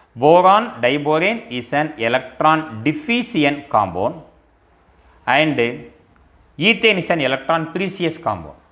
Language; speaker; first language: English; non-native, local second language; Tamil